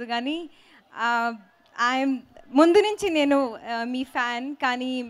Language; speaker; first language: Telugu; non-native, fluent; Hindi